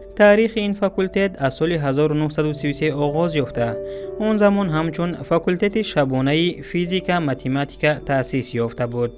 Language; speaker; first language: Tajik; native; Tajik